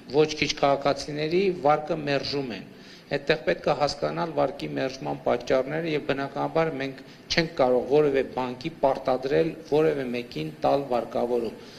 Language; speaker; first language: Armenian; native; Armenian